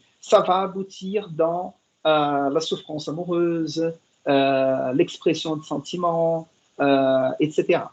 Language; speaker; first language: French; non-native, fluent; Portuguese